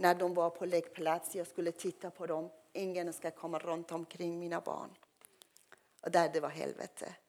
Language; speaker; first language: Swedish; non-native, fluent; Persian